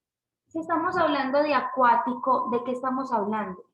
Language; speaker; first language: Spanish; native; Spanish